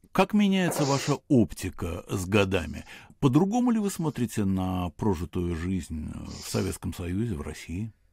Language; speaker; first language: Russian; native; Russian